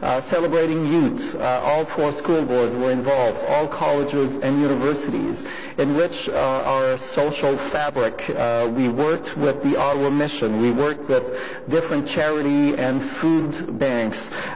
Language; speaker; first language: English; non-native, fluent; French